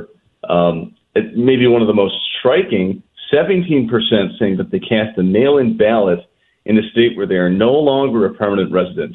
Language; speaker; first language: English; native; English